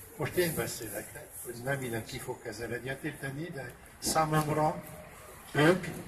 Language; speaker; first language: Hungarian; non-native, fluent; French